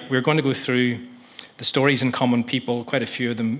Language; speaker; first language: English; native; English